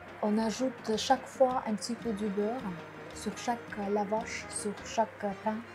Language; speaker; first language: French; non-native, fluent; Azerbaijani